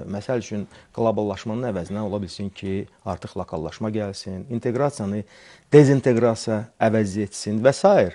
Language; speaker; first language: Azerbaijani; native; Azerbaijani